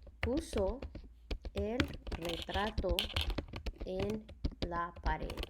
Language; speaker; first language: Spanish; non-native, fluent; English